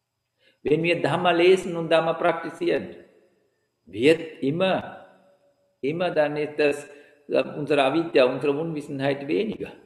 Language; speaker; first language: German; non-native, learner; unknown